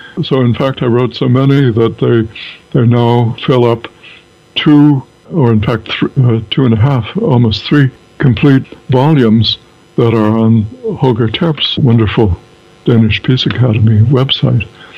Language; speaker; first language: English; native; English